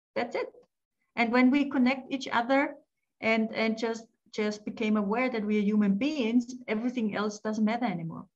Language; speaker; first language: English; non-native, fluent; German